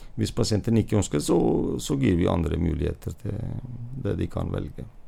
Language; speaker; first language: Norwegian; non-native, fluent; Hindi